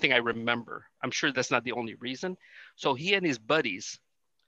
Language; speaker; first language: English; non-native, local second language; Filipino